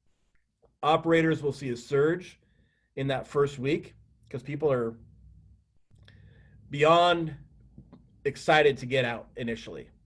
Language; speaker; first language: English; native; English